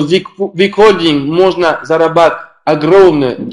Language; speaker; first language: Russian; non-native, learner; French